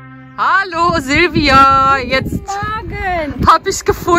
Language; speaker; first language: German; native; German